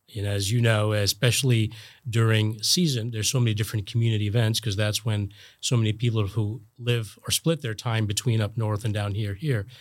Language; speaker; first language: English; native; English